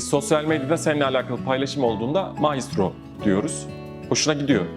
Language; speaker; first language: Turkish; native; Turkish